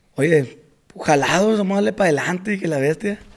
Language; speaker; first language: Spanish; native; Spanish